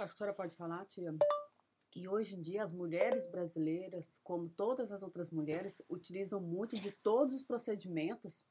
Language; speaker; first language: Portuguese; native; Portuguese